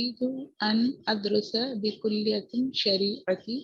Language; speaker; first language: Arabic; non-native, learner; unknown